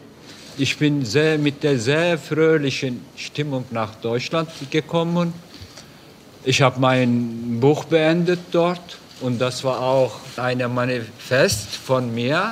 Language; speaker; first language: German; non-native, fluent; Turkish